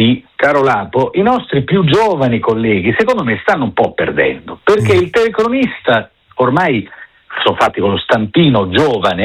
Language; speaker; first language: Italian; native; Italian